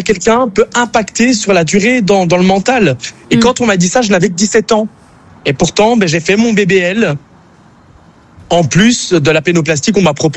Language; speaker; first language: French; native; French